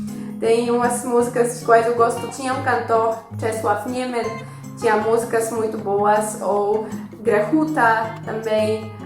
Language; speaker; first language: Portuguese; non-native, fluent; Polish